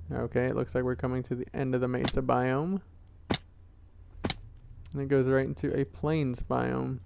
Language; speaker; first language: English; native; English